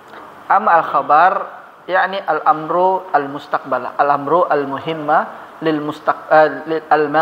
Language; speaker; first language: Arabic; non-native, fluent; Indonesian